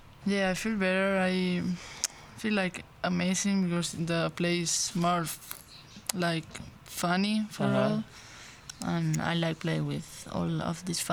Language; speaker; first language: English; non-native, learner; Spanish